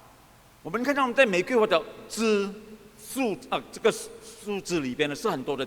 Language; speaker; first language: Chinese; early bilingual, heritage; Chinese